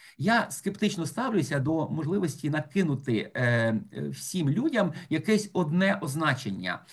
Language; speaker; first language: Ukrainian; native; Ukrainian